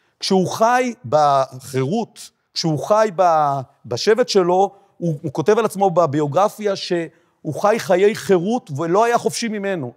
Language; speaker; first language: Hebrew; native; Hebrew